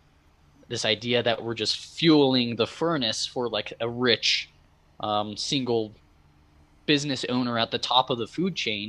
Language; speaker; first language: English; native; English